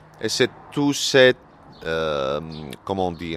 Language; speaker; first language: French; non-native, learner; Greek